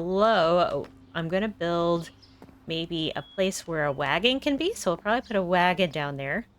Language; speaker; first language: English; native; English